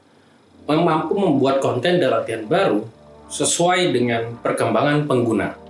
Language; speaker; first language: Indonesian; native; Indonesian